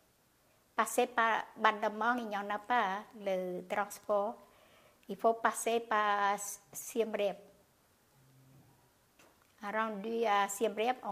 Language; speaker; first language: French; non-native, learner; Khmer